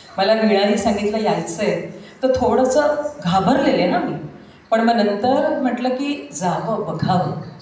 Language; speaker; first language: Marathi; non-native, local second language; Gujarati